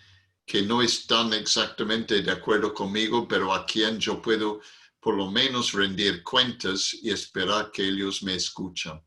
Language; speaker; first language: Spanish; non-native, fluent; English